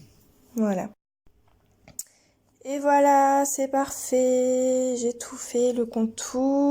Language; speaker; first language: French; native; French